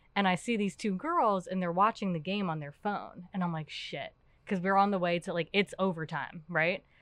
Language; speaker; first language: English; native; English